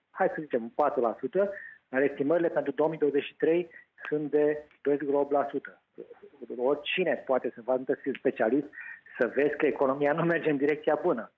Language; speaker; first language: Romanian; native; Romanian